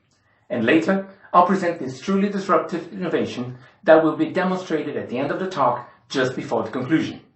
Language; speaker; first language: English; non-native, fluent; Portuguese